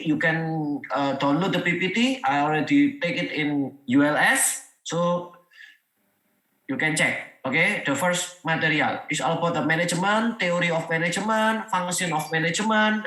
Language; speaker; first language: English; non-native, learner; Indonesian